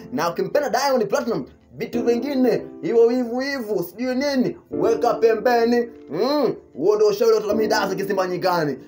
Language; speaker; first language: Swahili; native; Swahili